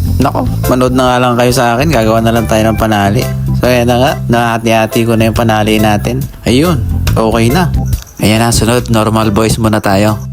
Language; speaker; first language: Filipino; native; Filipino